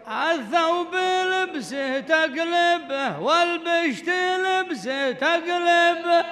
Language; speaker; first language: Arabic; native; Arabic